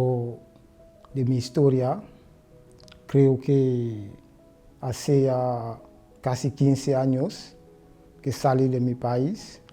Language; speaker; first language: Spanish; non-native, learner; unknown